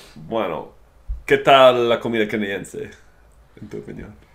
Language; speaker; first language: Spanish; non-native, fluent; English